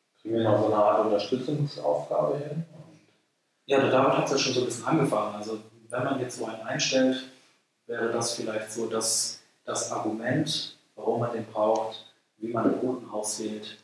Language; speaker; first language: German; native; German